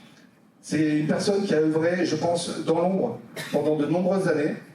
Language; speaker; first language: French; native; French